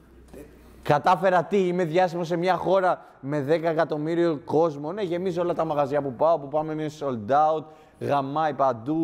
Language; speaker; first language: Greek; native; Greek